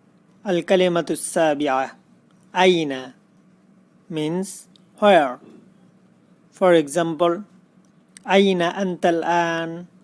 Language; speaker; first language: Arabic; non-native, fluent; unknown